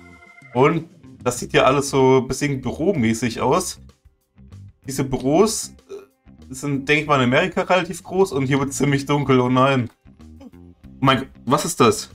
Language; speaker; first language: German; native; German